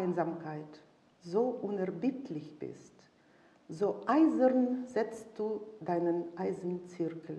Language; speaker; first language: German; non-native, fluent; Russian